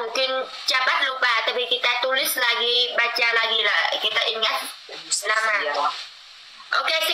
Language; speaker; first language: Indonesian; non-native, learner; Vietnamese